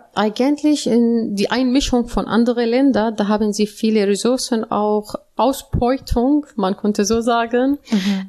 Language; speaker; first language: German; non-native, learner; Arabic